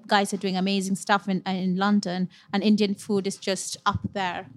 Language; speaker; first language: English; non-native, local second language; Punjabi